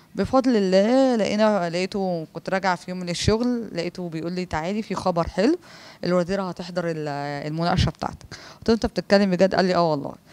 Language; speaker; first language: Arabic; native; Arabic